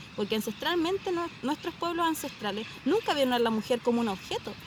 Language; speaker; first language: Spanish; native; Spanish